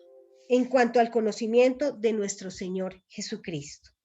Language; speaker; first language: Spanish; native; Spanish